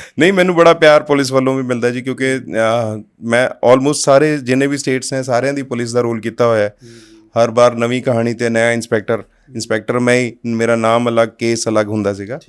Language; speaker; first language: Punjabi; non-native, local second language; Hindi